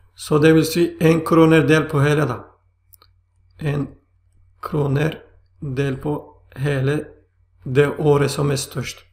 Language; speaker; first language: Swedish; non-native, fluent; Turkish